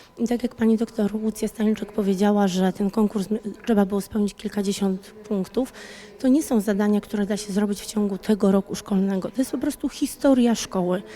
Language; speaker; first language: Polish; native; Polish